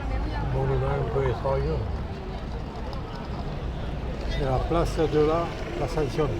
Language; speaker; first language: French; native; French